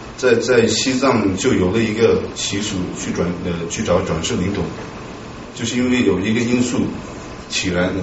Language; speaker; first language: Chinese; non-native, local second language; Tibetan